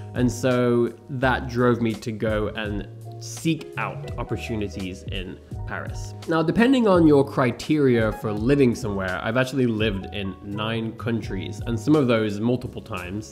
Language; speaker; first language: English; native; English